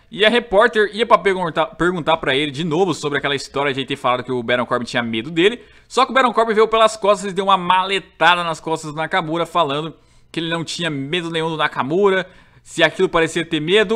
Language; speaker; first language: Portuguese; native; Portuguese